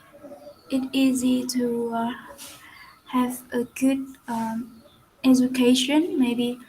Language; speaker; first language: English; non-native, learner; Vietnamese